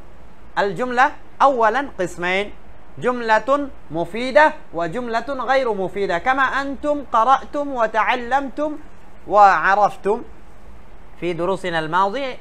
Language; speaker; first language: Arabic; non-native, fluent; Bangla